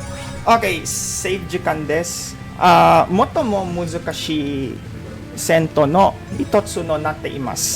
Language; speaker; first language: Japanese; non-native, learner; Filipino